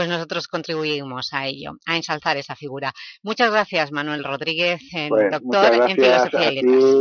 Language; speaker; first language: Spanish; native; Spanish